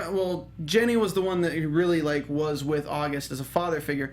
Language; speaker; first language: English; native; English